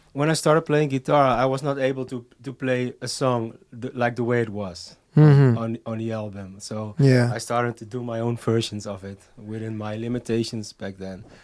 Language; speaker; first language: English; non-native, fluent; Dutch